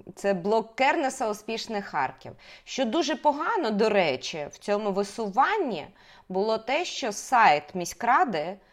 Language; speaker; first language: Ukrainian; native; Ukrainian